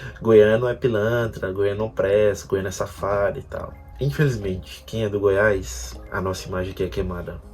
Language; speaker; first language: Portuguese; native; Portuguese